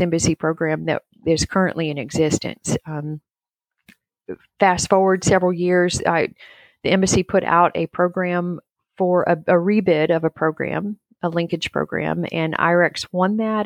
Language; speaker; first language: English; native; English